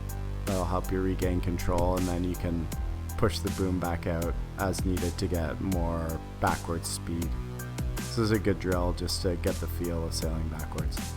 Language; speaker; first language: English; native; English